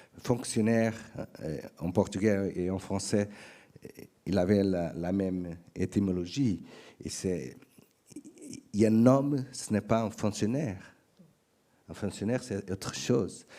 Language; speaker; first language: French; non-native, learner; Portuguese